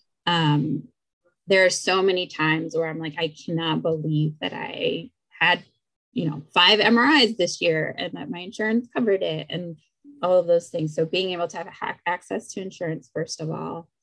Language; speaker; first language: English; early bilingual, other home language; Spanish